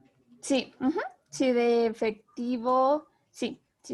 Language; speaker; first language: Spanish; native; Spanish